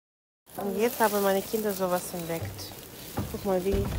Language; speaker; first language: German; non-native, fluent; Latvian